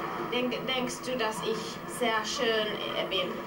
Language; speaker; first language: German; non-native, learner; Finnish